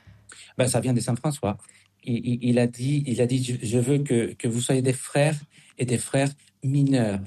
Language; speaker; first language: French; non-native, fluent; Spanish